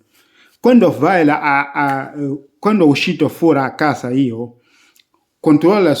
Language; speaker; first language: Italian; non-native, learner; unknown